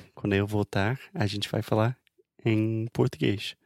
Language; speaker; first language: Portuguese; non-native, fluent; English